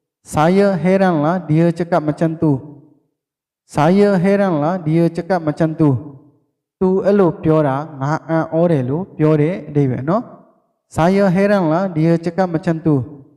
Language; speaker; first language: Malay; non-native, fluent; Burmese